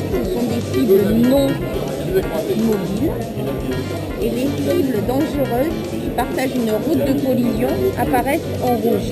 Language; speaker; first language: French; native; French